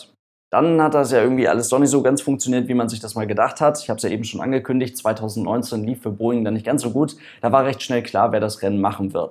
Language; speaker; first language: German; native; German